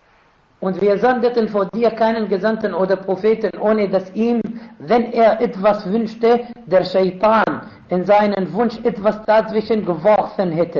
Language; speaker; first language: German; non-native, fluent; Arabic